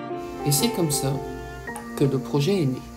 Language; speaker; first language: French; native; French